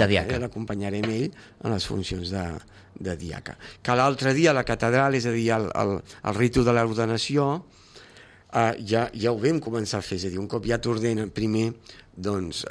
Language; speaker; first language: Catalan; native; Catalan